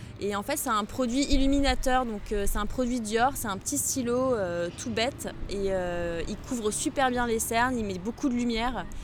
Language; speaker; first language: French; non-native, local second language; Arabic